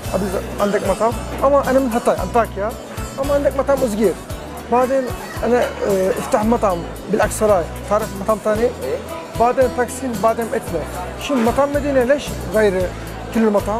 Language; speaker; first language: Arabic; non-native, learner; Turkish